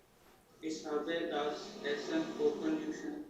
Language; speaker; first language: German; non-native, learner; Hindi